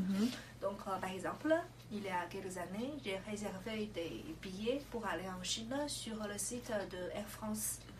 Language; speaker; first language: French; non-native, fluent; Chinese